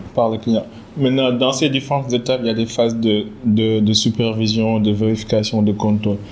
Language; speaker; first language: French; non-native, local second language; Wolof